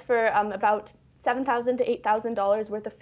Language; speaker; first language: English; native; English